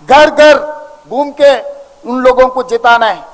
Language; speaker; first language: Hindi; non-native, local second language; Telugu